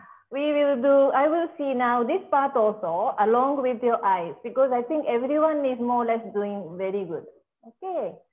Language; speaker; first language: English; non-native, fluent; Japanese